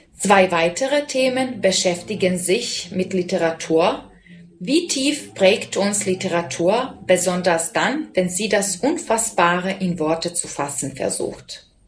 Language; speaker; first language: German; non-native, fluent; Serbian